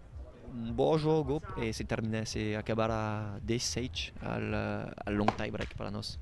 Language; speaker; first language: Portuguese; non-native, learner; Italian